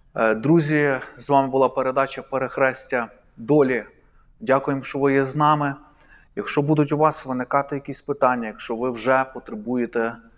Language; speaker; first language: Ukrainian; native; Ukrainian